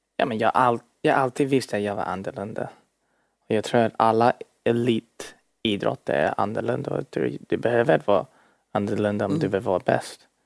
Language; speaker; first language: Swedish; early bilingual, heritage; Swedish